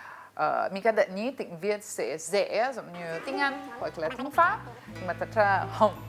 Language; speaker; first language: Vietnamese; non-native, fluent; Russian